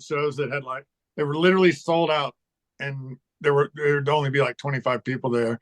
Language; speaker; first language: English; native; English